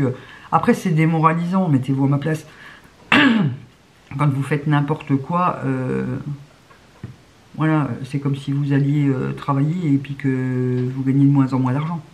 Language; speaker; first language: French; native; French